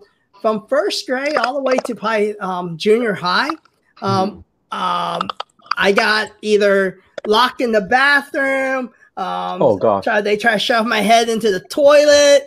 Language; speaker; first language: English; early bilingual, other home language; Cantonese